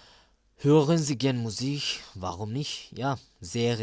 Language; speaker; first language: German; non-native, learner; Bangla